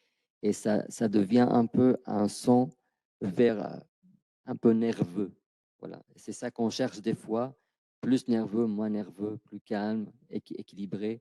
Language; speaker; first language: French; non-native, fluent; Arabic